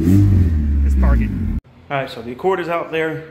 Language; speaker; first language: English; native; English